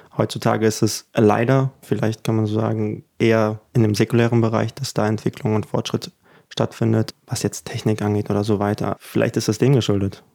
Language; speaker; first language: German; early bilingual, other home language; Ukrainian